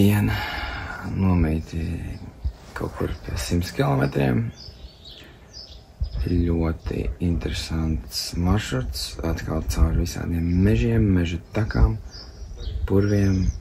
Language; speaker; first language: Latvian; native; Latvian